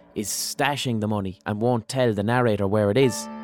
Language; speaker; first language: English; native; English